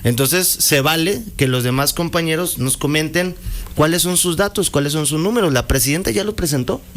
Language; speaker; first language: Spanish; native; Spanish